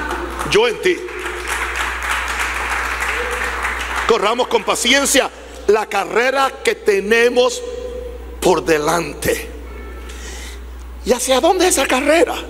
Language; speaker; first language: Spanish; native; Spanish